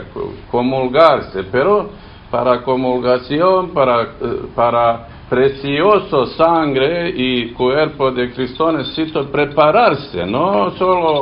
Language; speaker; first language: Spanish; non-native, learner; Serbian